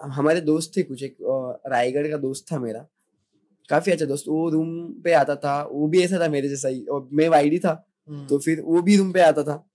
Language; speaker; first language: Hindi; non-native, local second language; Marathi